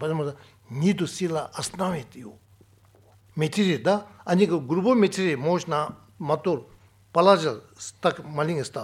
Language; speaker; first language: Russian; non-native, learner; Tibetan